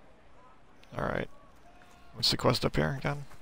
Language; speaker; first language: English; native; English